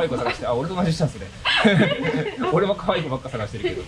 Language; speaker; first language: Japanese; native; Japanese